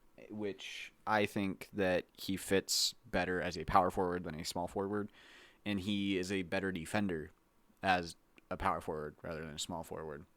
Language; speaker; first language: English; native; English